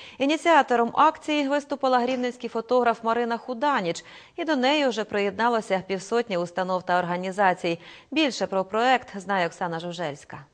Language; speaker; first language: Ukrainian; native; Ukrainian